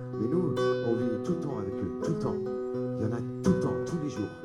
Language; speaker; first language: French; native; French